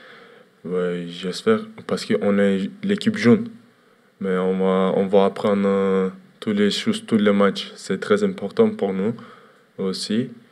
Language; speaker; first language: French; non-native, learner; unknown